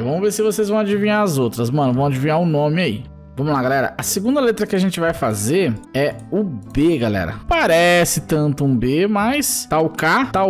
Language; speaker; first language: Portuguese; native; Portuguese